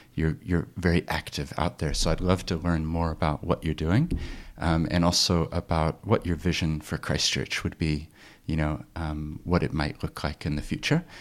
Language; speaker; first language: English; native; English